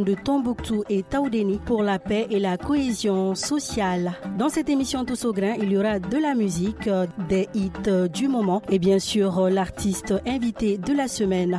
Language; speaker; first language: French; non-native, local second language; Bambara